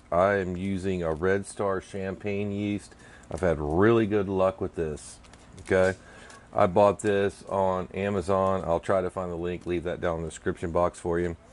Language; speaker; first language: English; native; English